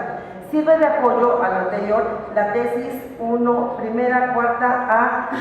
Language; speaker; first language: Spanish; native; Spanish